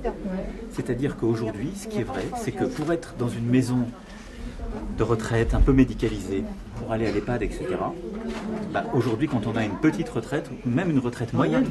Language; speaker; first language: French; native; French